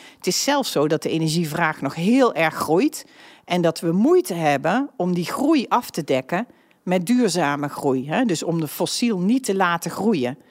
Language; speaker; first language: Dutch; native; Dutch